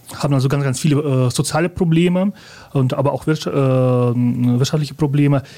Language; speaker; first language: German; early bilingual, other home language; Russian